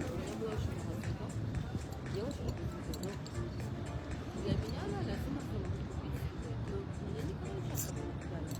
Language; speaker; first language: Russian; non-native, learner; Filipino